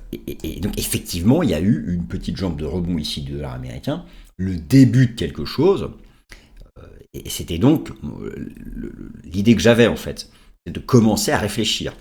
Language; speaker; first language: French; native; French